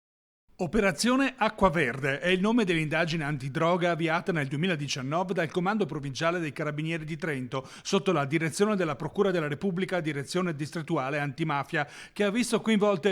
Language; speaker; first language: Italian; native; Italian